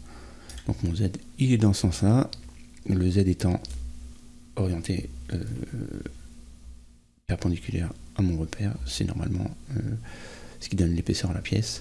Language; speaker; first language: French; native; French